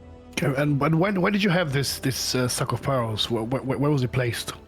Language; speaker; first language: English; native; English